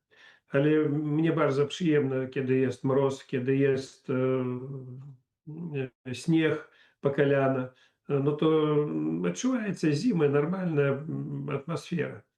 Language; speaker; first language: Polish; non-native, learner; Belarusian